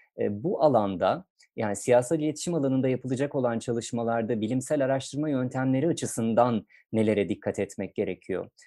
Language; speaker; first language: Turkish; native; Turkish